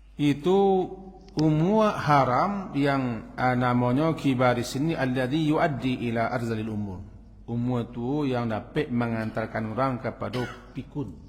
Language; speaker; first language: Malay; non-native, local second language; Minangkabau